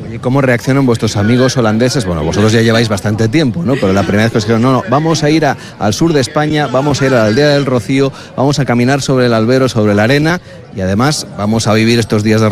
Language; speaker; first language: Spanish; native; Spanish